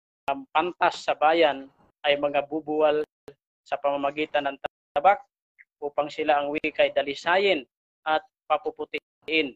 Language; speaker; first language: Filipino; native; Filipino